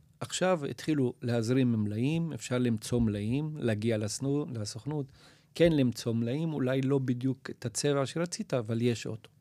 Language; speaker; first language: Hebrew; non-native, local second language; Arabic